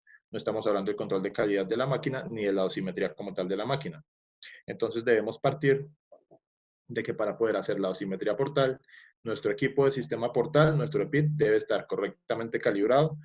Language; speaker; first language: Spanish; native; Spanish